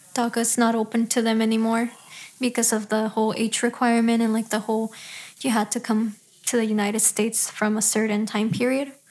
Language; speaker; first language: English; early bilingual, other home language; Spanish